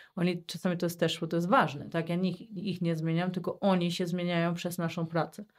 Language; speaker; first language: Polish; early bilingual, heritage; Polish